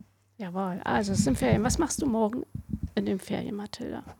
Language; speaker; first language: German; native; German